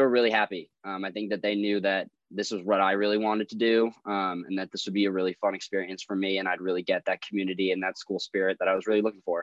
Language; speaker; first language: English; native; English